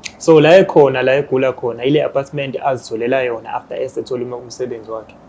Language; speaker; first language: Zulu; native; Zulu